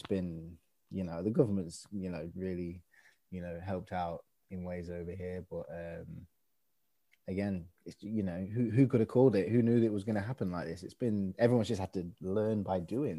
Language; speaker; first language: English; native; English